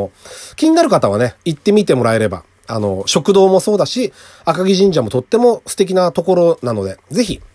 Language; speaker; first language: Japanese; native; Japanese